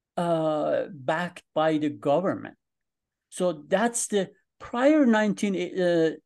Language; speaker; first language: English; non-native, fluent; Persian